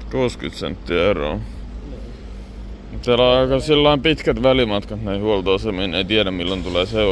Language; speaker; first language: Finnish; native; Finnish